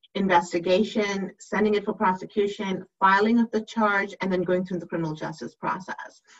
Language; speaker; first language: English; native; English